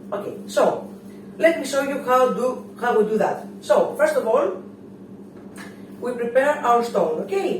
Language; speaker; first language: English; non-native, fluent; Greek